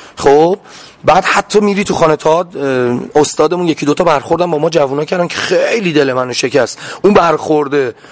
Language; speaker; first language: Persian; non-native, local second language; Azerbaijani